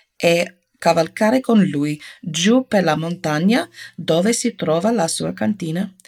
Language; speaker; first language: Italian; non-native, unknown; English